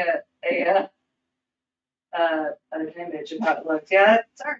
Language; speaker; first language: English; native; English